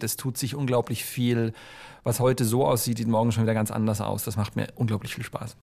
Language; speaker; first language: German; native; German